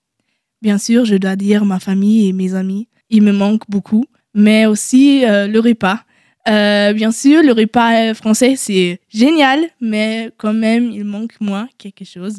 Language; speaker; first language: French; non-native, learner; German